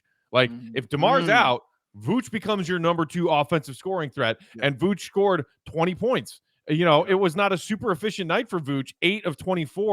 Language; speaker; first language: English; native; English